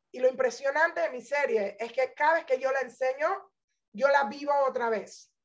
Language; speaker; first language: Spanish; native; Spanish